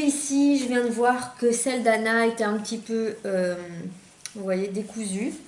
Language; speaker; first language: French; native; French